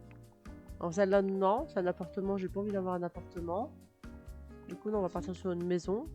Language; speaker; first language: French; native; French